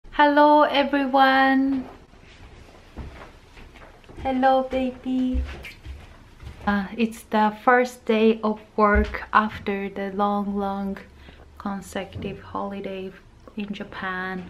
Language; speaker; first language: English; non-native, fluent; Japanese